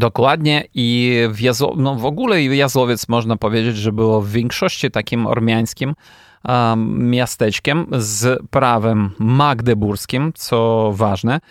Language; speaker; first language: Polish; non-native, fluent; Ukrainian